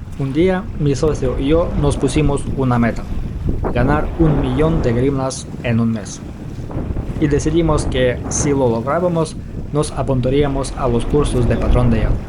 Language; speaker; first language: Spanish; non-native, fluent; Ukrainian